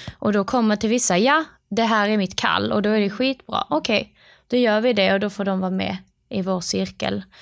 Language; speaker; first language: Swedish; native; Swedish